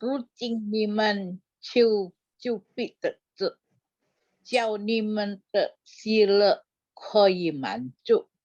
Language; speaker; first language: Chinese; non-native, learner; Indonesian